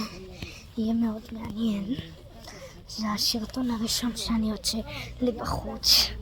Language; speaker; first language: Hebrew; early bilingual, other home language; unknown